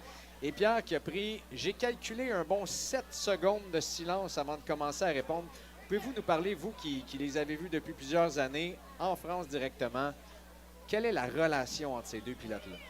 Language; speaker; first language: French; native; French